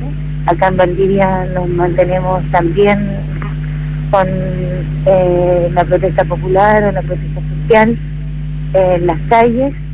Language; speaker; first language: Spanish; native; Spanish